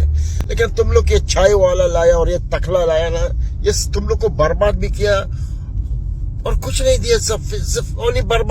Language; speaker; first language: Hindi; non-native, learner; Arabic